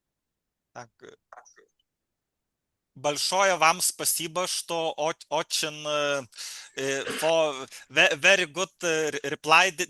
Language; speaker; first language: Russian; non-native, learner; Lithuanian